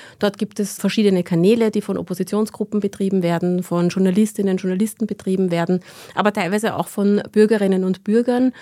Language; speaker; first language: German; early bilingual, other home language; Persian